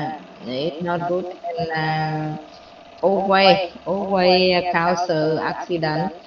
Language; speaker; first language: English; non-native, learner; Vietnamese